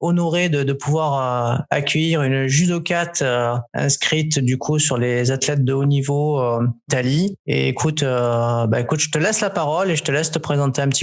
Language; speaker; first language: French; native; French